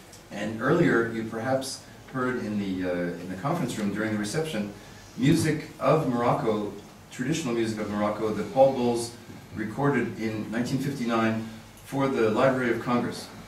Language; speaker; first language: English; native; English